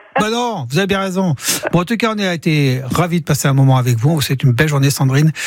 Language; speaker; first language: French; native; French